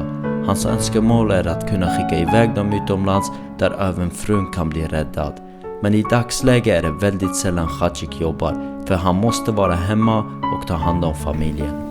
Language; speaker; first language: Swedish; early bilingual, other home language; Armenian